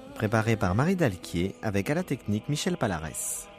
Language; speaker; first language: French; native; French